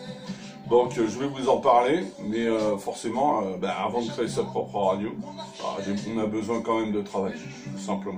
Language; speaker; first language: French; native; French